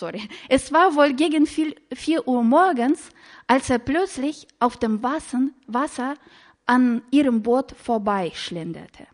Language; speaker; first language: German; non-native, fluent; Russian